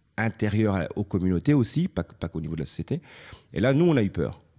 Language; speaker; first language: French; native; French